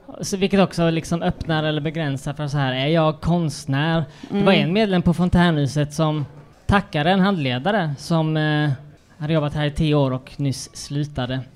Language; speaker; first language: Swedish; native; Swedish